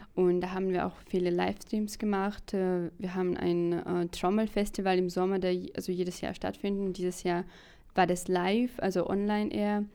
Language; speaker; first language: German; non-native, fluent; Russian